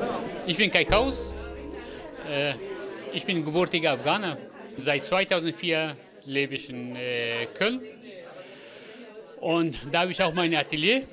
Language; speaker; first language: German; non-native, fluent; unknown